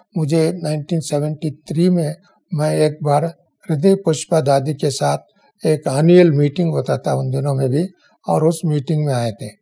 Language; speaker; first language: Hindi; non-native, local second language; Kannada